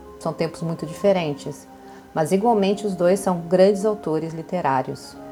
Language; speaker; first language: Portuguese; native; Portuguese